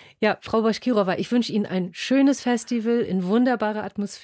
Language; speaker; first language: German; native; German